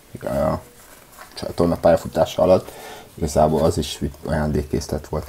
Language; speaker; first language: Hungarian; native; Hungarian